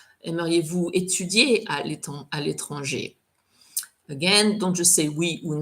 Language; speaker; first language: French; non-native, fluent; English